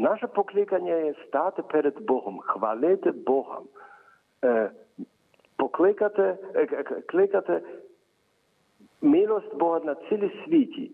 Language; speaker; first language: Ukrainian; early bilingual, heritage; Ukrainian